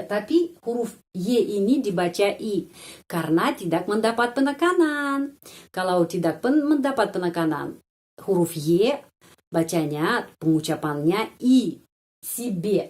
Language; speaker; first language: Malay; non-native, fluent; Russian